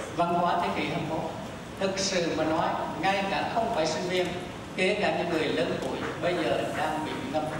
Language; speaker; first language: Vietnamese; native; Vietnamese